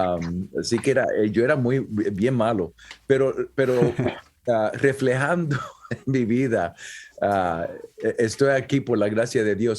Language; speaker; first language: Spanish; early bilingual, heritage; Spanish